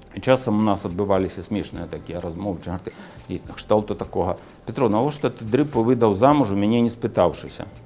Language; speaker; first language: Belarusian; native; Belarusian